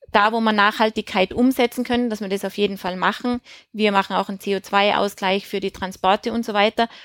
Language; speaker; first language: German; native; German